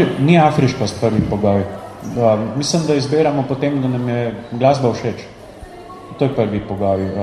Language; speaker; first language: Slovenian; native; Slovenian